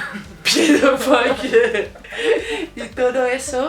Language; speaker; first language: Spanish; non-native, fluent; French